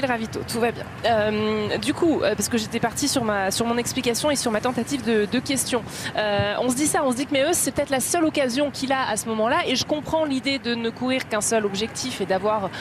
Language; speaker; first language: French; native; French